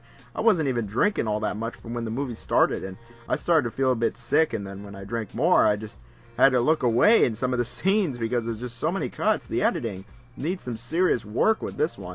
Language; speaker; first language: English; native; English